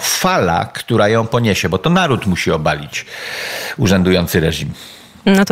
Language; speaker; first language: Polish; native; Polish